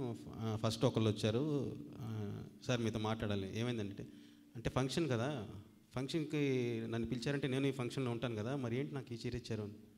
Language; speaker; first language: Telugu; native; Telugu